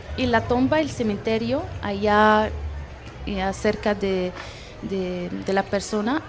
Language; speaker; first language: Spanish; non-native, fluent; Arabic